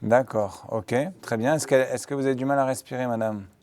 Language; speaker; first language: French; native; French